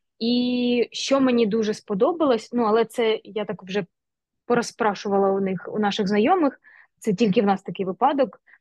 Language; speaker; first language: Ukrainian; native; Ukrainian